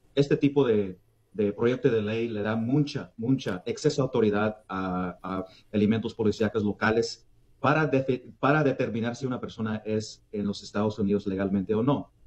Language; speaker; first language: Spanish; early bilingual, heritage; Spanish